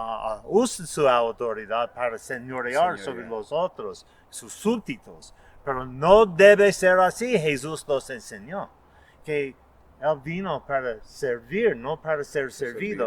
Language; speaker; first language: Spanish; non-native, fluent; English